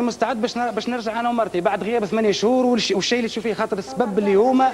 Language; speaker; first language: Arabic; native; Arabic